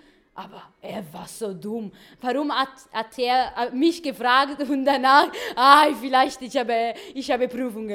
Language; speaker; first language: German; non-native, learner; Italian